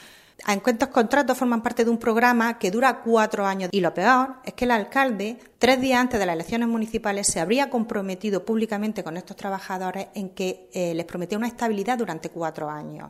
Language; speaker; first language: Spanish; native; Spanish